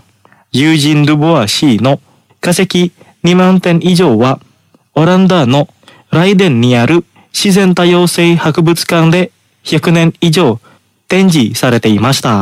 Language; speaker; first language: Japanese; non-native, fluent; Indonesian